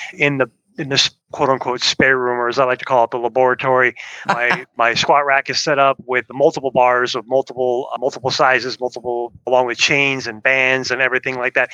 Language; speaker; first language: English; native; English